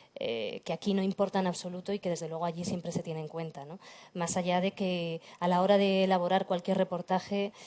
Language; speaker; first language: Spanish; native; Spanish